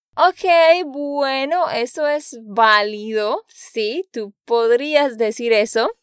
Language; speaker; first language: Spanish; native; Spanish